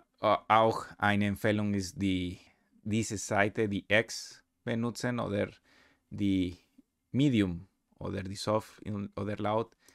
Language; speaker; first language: German; non-native, learner; Spanish